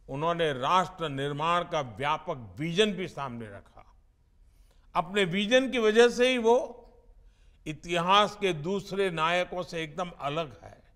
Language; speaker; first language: Hindi; non-native, local second language; Gujarati